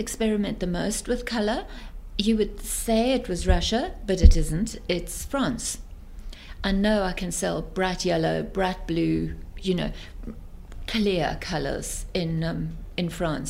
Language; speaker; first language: English; native; English